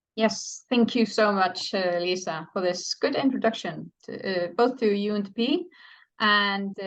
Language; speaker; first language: English; non-native, fluent; Icelandic